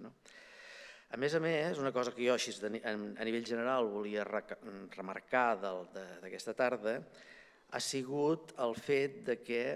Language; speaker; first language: Catalan; native; Catalan